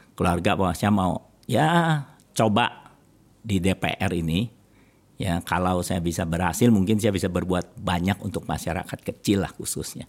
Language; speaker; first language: Indonesian; native; Indonesian